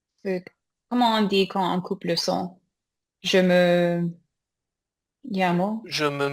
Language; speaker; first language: French; non-native, fluent; English